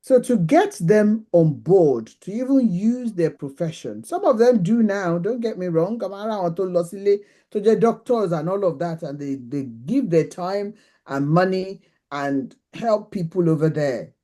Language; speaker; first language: English; non-native, local second language; Yoruba